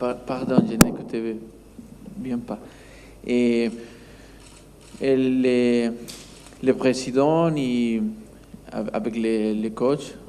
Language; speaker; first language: French; non-native, learner; Spanish